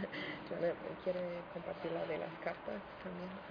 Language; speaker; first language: Spanish; non-native, fluent; English